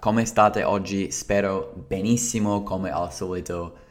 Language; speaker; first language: Italian; non-native, fluent; English